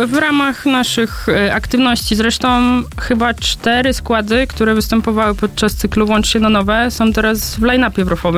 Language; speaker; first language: Polish; native; Polish